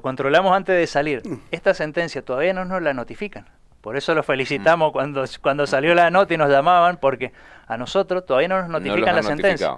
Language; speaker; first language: Spanish; native; Spanish